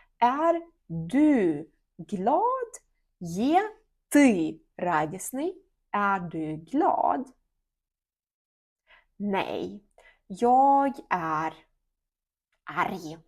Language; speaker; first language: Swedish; non-native, fluent; Ukrainian